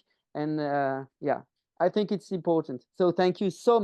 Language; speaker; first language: English; non-native, learner; French